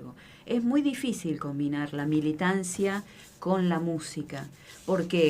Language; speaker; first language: Spanish; native; Spanish